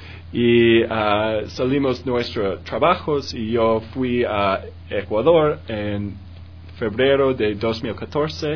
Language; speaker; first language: Spanish; non-native, learner; English